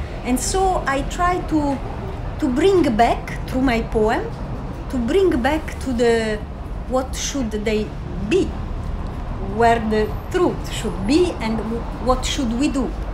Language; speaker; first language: English; non-native, fluent; Italian